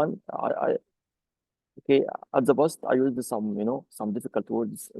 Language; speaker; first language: English; non-native, fluent; Arabic